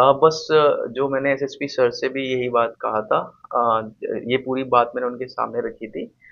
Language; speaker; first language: Hindi; native; Hindi